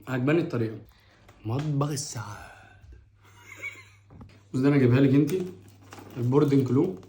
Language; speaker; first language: Arabic; native; Arabic